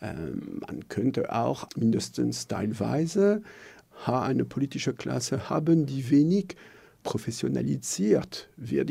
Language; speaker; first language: German; non-native, local second language; French